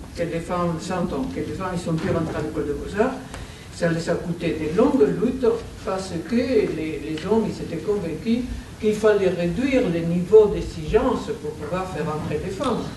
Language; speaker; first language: French; non-native, fluent; Spanish